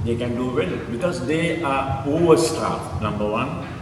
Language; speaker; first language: English; non-native, local second language; Sinhala